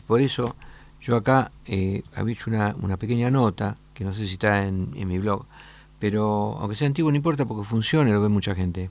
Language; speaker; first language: Spanish; native; Spanish